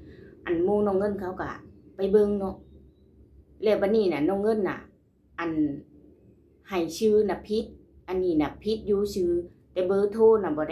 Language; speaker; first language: Thai; non-native, local second language; Lao